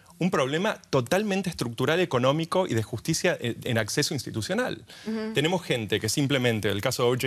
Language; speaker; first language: Spanish; native; Spanish